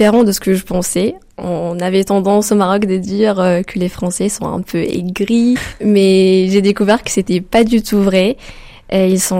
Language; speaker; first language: French; non-native, local second language; Arabic